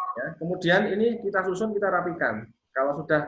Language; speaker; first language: Indonesian; native; Indonesian